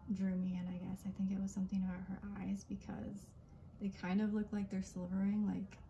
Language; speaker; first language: English; native; English